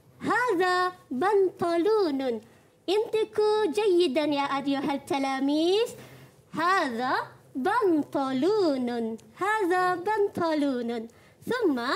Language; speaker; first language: Arabic; non-native, fluent; Malay